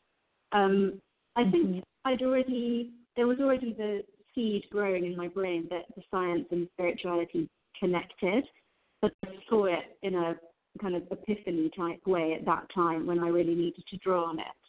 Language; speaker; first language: English; native; English